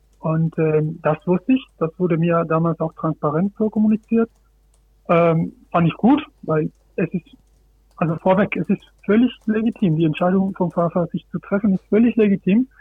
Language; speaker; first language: German; non-native, fluent; Spanish